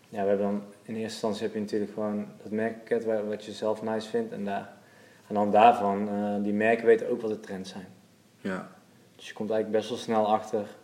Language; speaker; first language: Dutch; native; Dutch